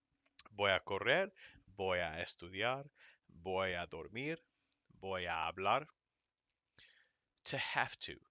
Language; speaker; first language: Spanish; non-native, fluent; English